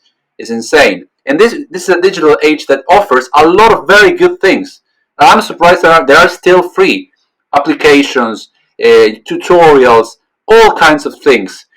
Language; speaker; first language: English; non-native, fluent; Spanish